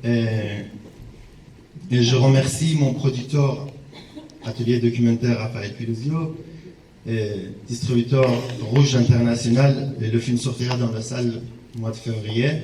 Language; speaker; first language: French; non-native, fluent; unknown